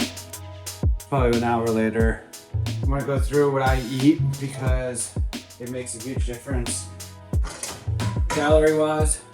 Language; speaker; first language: English; native; English